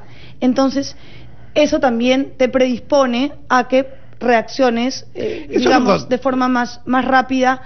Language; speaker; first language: Spanish; native; Spanish